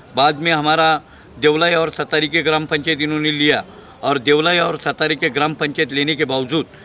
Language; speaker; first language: Hindi; non-native, local second language; Marathi